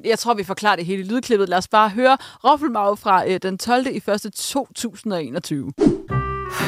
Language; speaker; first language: Danish; native; Danish